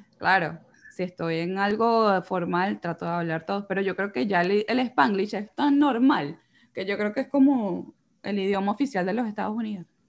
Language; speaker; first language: Spanish; native; Spanish